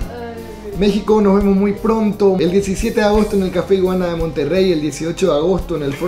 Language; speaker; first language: Spanish; native; Spanish